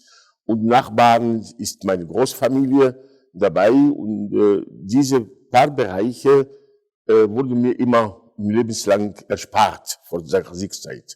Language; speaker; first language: German; non-native, fluent; Arabic